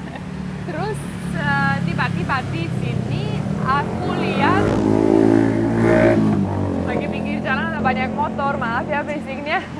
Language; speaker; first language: Indonesian; non-native, fluent; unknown